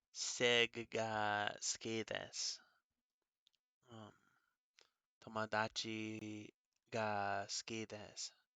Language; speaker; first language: Japanese; non-native, learner; English